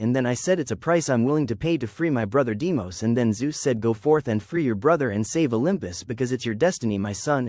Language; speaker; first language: English; native; English